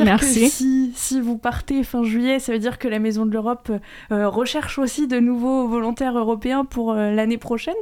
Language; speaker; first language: French; native; French